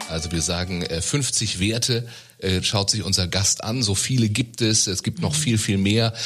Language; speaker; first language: German; native; German